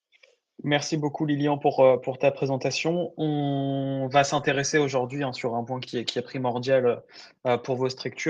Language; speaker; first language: French; native; French